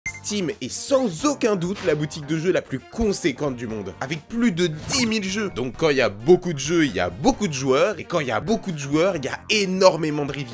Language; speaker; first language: French; native; French